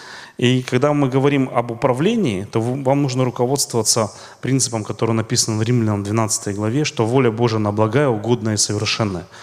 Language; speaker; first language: Russian; native; Russian